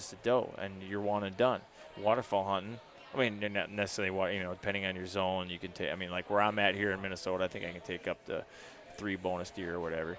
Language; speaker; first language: English; native; English